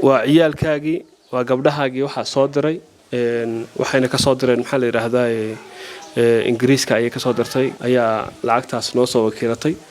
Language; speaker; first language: Somali; native; Somali